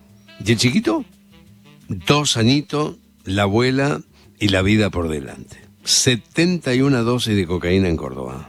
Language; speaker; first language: Spanish; native; Spanish